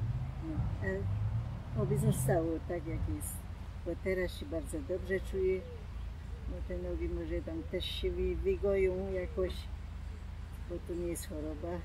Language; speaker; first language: Polish; non-native, local second language; German